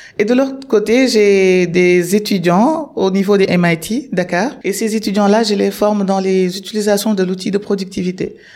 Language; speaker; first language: French; non-native, local second language; Wolof